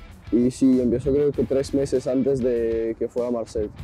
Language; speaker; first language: Spanish; non-native, fluent; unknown